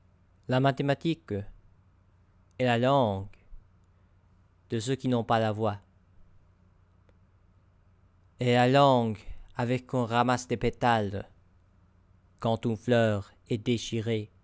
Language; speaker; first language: French; non-native, learner; English